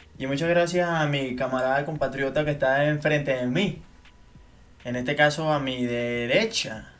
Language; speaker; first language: Spanish; native; Spanish